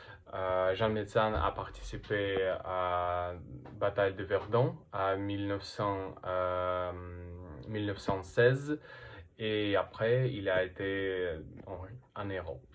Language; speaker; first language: French; non-native, learner; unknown